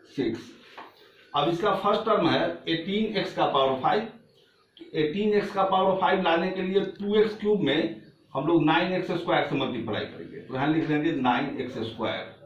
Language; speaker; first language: Hindi; native; Hindi